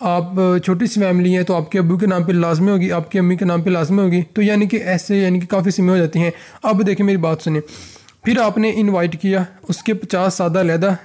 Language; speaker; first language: Urdu; native; Urdu